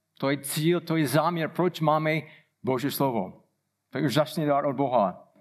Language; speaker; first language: Czech; non-native, fluent; English